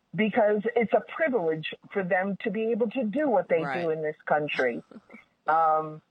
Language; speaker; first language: English; native; English